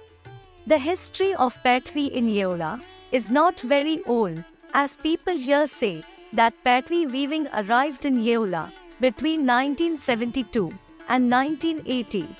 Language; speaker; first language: English; non-native, local second language; Marathi